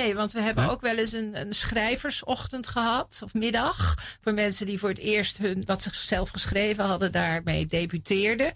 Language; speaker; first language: Dutch; native; Dutch